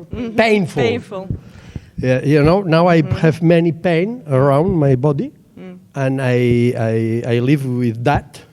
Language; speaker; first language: English; non-native, learner; Catalan